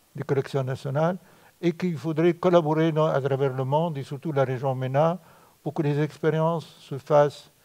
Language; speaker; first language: French; non-native, local second language; Arabic